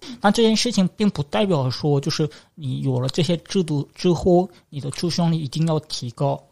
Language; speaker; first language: Chinese; non-native, fluent; Korean